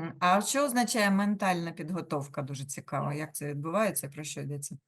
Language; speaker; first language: Ukrainian; native; Ukrainian